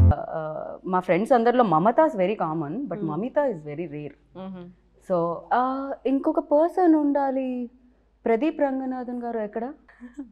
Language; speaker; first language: Telugu; native; Telugu